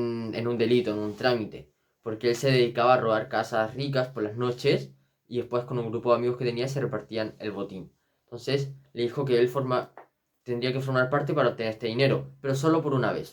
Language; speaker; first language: Spanish; native; Spanish